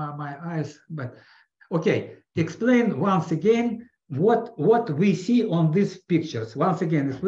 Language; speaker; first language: English; non-native, learner; Russian